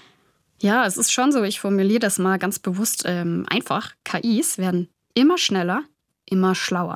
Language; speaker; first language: German; native; German